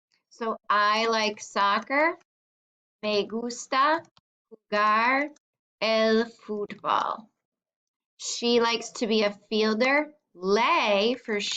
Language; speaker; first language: Spanish; non-native, fluent; English